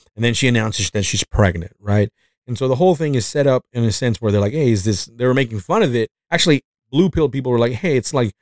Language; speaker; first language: English; non-native, fluent; Spanish